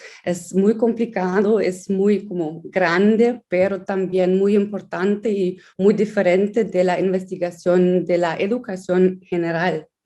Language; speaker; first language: Spanish; non-native, fluent; German